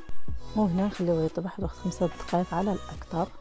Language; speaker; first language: Arabic; native; Arabic